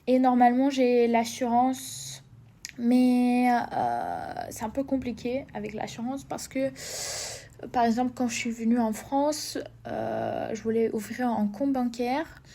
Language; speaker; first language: French; non-native, fluent; Russian